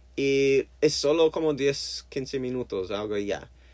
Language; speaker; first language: Spanish; non-native, learner; English